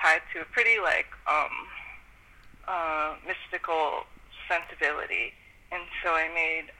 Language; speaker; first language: English; native; English